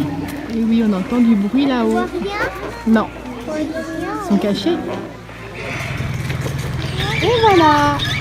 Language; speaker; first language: French; native; French